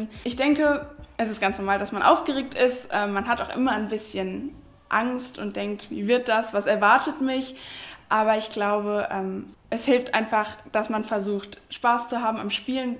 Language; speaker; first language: German; native; German